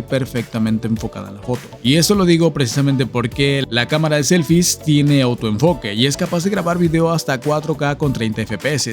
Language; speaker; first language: Spanish; native; Spanish